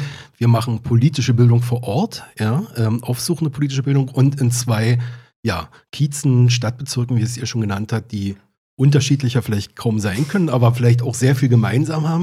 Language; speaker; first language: German; native; German